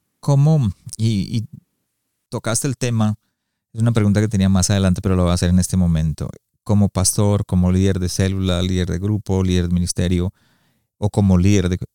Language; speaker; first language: Spanish; early bilingual, heritage; Spanish